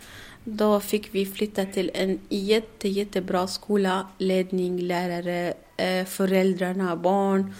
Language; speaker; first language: Swedish; non-native, learner; Arabic